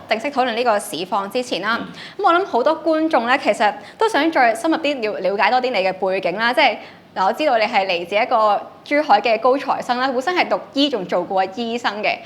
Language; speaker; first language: Cantonese; native; Cantonese